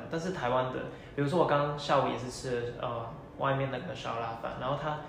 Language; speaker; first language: Chinese; non-native, local second language; Cantonese